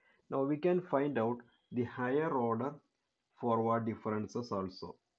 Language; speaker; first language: English; non-native, local second language; Malayalam